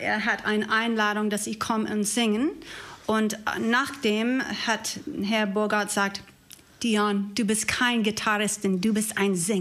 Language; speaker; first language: German; non-native, learner; English